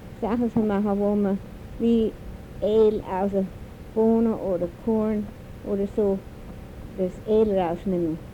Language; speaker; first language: German; early bilingual, heritage; German